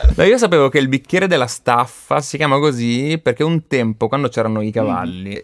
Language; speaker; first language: Italian; native; Italian